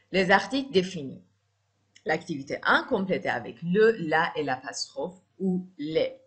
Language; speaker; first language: French; non-native, fluent; Persian